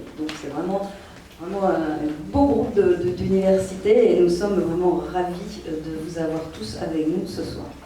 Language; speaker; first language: French; native; French